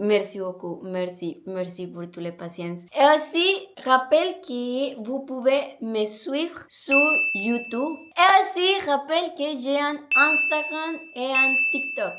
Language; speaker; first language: French; non-native, learner; Spanish